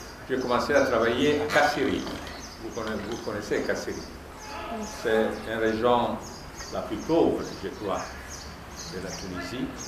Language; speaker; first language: French; non-native, fluent; Italian